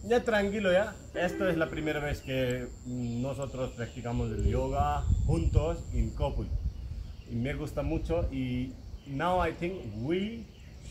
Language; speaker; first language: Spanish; non-native, learner; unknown